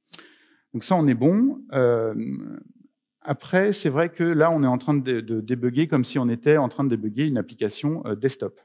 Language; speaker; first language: French; native; French